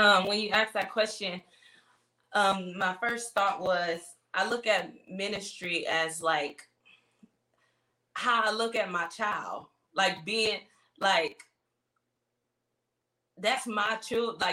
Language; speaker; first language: English; native; English